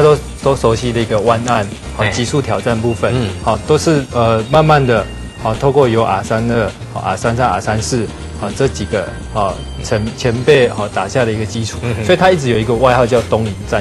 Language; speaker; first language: Chinese; native; Chinese